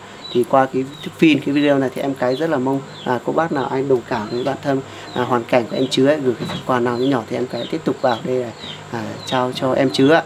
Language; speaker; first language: Vietnamese; native; Vietnamese